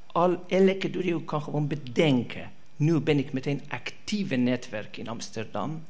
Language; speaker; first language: Dutch; non-native, fluent; Persian